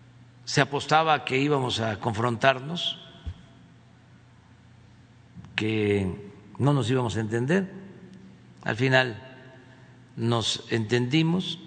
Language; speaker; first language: Spanish; native; Spanish